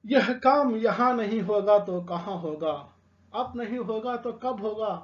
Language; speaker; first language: Hindi; non-native, local second language; Telugu